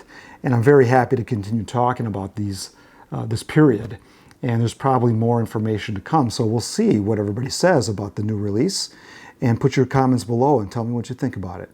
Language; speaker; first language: English; native; English